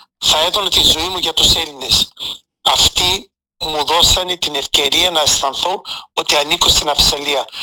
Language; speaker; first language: Greek; early bilingual, heritage; Greek